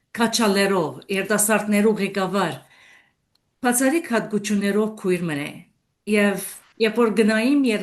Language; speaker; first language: Armenian; native; Armenian